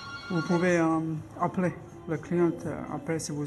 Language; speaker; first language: French; non-native, learner; English